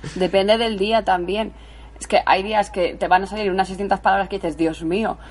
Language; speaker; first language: Spanish; native; Spanish